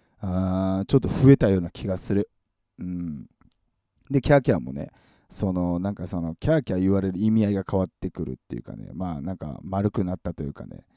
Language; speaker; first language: Japanese; native; Japanese